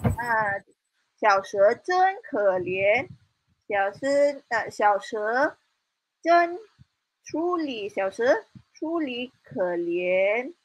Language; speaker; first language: Chinese; non-native, fluent; Malay